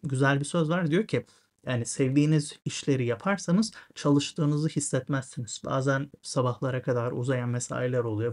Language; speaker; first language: Turkish; native; Turkish